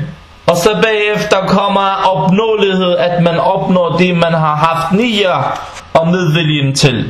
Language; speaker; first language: Danish; non-native, fluent; Arabic